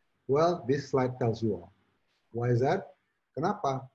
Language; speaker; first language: English; non-native, fluent; Indonesian